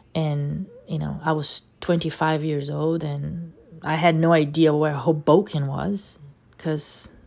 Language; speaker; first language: English; non-native, fluent; Portuguese